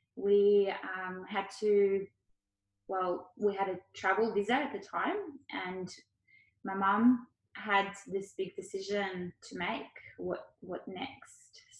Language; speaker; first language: English; early bilingual, other home language; Ukrainian